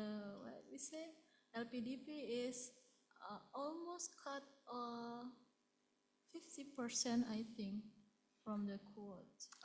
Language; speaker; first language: English; non-native, learner; Indonesian